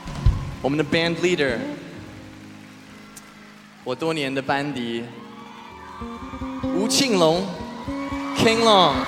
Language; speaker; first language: Chinese; early bilingual, heritage; Chinese